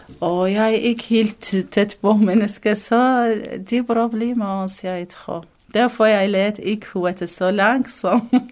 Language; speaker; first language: Danish; non-native, learner; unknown